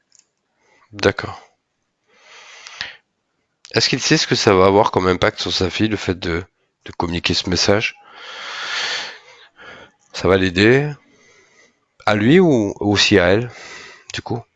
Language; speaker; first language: French; native; French